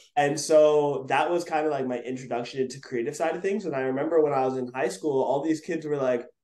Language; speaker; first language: English; native; English